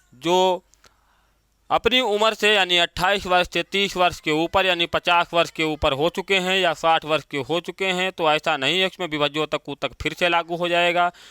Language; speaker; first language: Hindi; native; Hindi